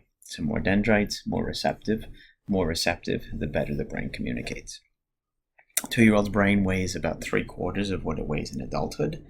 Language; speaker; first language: English; native; English